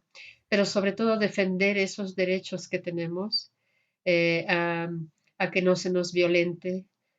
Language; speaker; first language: Spanish; native; Spanish